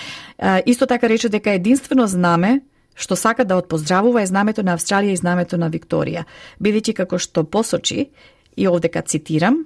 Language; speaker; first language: Macedonian; native; Macedonian